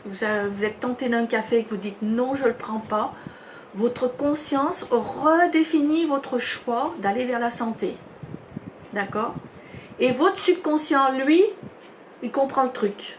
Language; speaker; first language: French; native; French